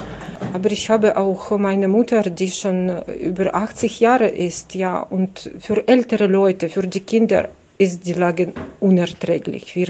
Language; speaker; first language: German; non-native, fluent; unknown